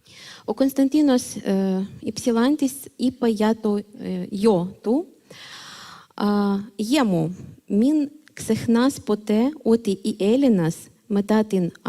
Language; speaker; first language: Greek; non-native, fluent; Ukrainian